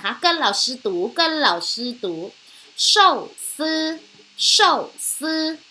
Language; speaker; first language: Chinese; non-native, fluent; Thai